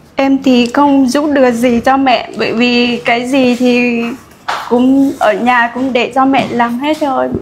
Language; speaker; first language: Vietnamese; non-native, local second language; Hmong